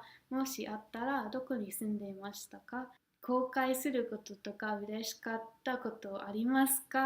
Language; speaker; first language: Japanese; non-native, fluent; English